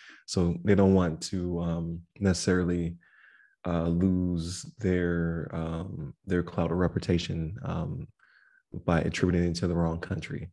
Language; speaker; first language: English; native; English